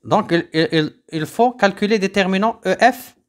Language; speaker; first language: French; non-native, local second language; Arabic